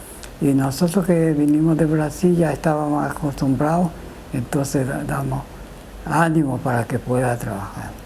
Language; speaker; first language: Spanish; early bilingual, other home language; Japanese